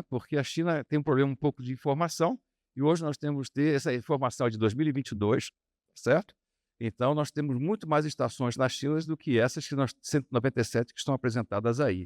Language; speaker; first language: Portuguese; native; Portuguese